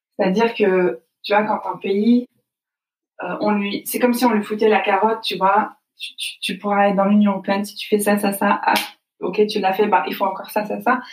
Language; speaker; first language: French; native; French